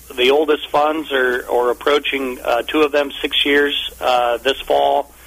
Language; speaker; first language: English; native; English